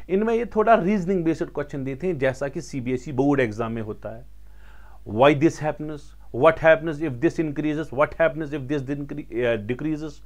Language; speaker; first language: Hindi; non-native, local second language; Kashmiri